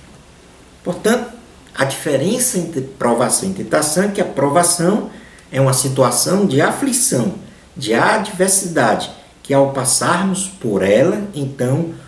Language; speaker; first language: Portuguese; native; Portuguese